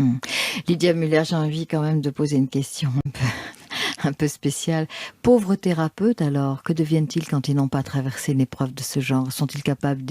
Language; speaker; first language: French; native; French